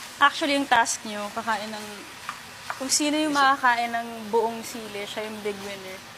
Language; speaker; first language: Filipino; non-native, local second language; Bikol